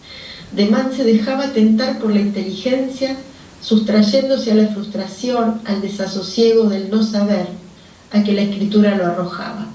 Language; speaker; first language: Spanish; native; Spanish